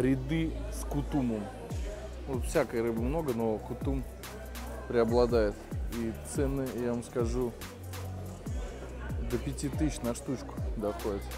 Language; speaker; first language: Russian; native; Russian